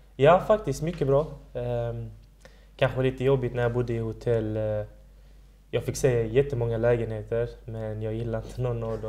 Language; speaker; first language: Swedish; early bilingual, other home language; Persian